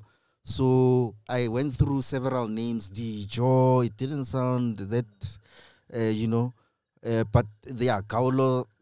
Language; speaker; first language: English; non-native, local second language; Tswana